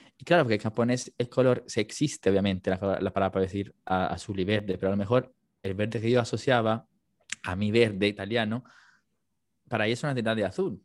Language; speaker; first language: Spanish; non-native, fluent; Italian